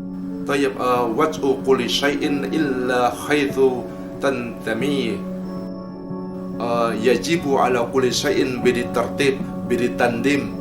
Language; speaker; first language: Arabic; non-native, learner; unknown